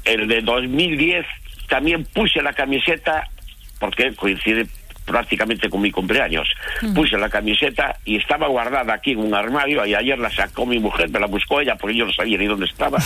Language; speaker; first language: Spanish; native; Spanish